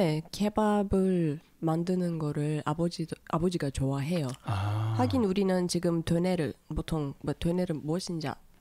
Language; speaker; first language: Korean; non-native, fluent; Turkish